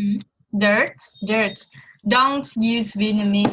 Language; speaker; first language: English; non-native, fluent; Vietnamese